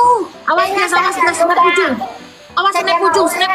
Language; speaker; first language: Indonesian; native; Indonesian